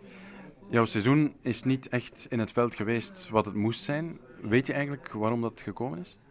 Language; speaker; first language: Dutch; native; Dutch